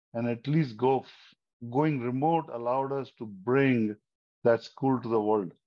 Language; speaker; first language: English; non-native, local second language; Hindi